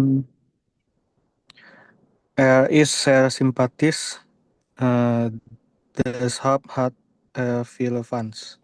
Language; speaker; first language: German; non-native, learner; Indonesian